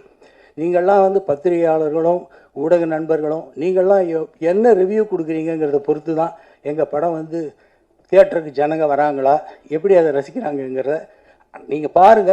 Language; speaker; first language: Tamil; native; Tamil